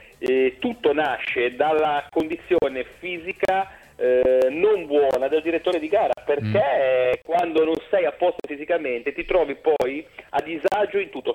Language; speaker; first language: Italian; native; Italian